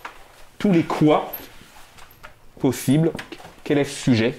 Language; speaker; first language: French; native; French